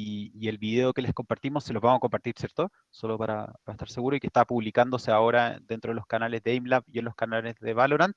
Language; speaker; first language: Spanish; native; Spanish